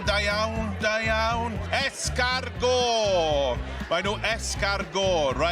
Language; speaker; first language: Welsh; non-native, learner; English